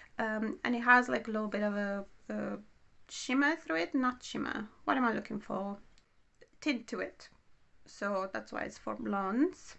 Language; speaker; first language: English; non-native, fluent; Romanian